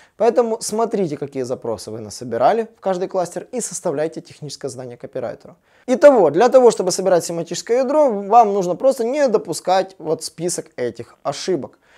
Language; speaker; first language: Russian; native; Russian